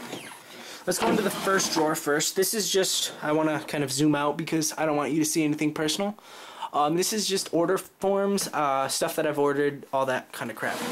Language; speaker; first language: English; native; English